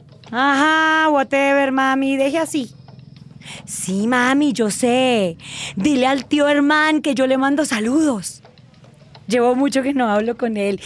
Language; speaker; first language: Spanish; native; Spanish